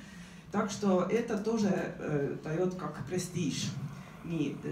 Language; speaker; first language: Russian; non-native, fluent; Estonian